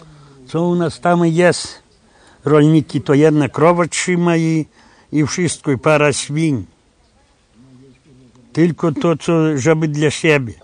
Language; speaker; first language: Polish; non-native, local second language; Belarusian